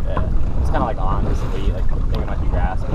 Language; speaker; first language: English; native; English